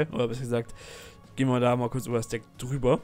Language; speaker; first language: German; native; German